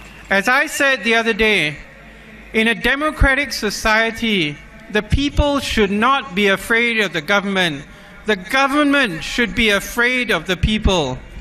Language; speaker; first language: English; native; English